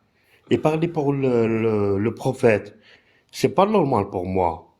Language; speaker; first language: French; non-native, learner; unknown